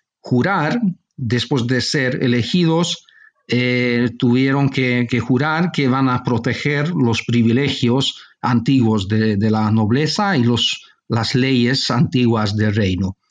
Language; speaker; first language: Spanish; non-native, fluent; Hungarian